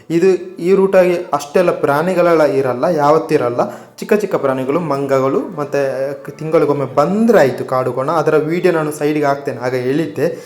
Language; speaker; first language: Kannada; native; Kannada